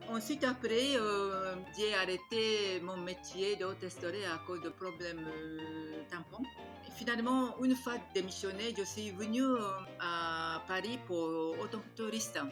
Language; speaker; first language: French; non-native, fluent; Japanese